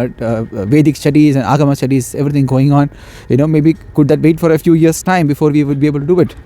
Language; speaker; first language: English; non-native, local second language; Tamil